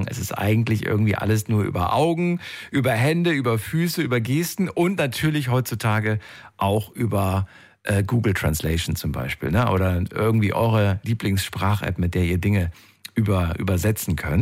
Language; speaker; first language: German; native; German